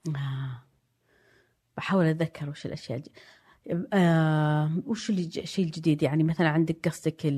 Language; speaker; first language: Arabic; native; Arabic